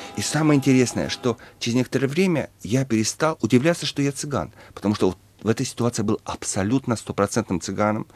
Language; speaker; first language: Russian; native; Russian